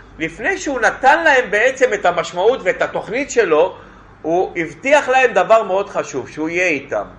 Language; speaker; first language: Hebrew; native; Hebrew